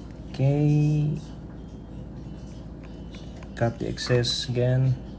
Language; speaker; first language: English; non-native, fluent; Indonesian